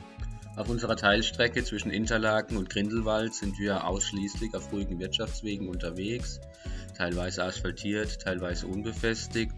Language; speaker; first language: German; native; German